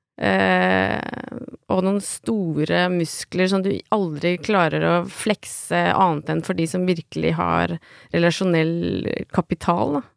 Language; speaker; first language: Norwegian; native; Norwegian